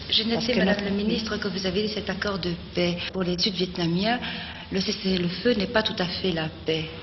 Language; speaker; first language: French; native; French